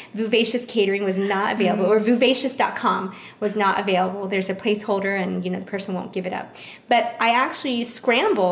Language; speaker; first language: English; early bilingual, other home language; Vietnamese